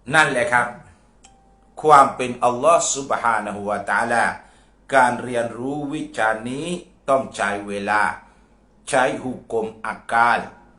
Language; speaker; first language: Thai; non-native, local second language; Malay